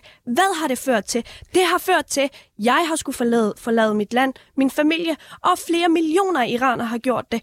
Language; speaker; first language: Danish; early bilingual, other home language; Persian